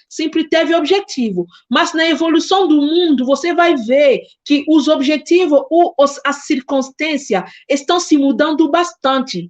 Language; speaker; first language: Portuguese; non-native, fluent; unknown